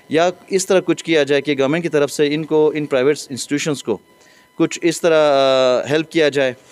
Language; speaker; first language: Urdu; non-native, local second language; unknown